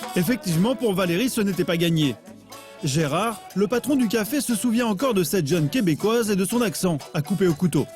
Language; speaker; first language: French; native; French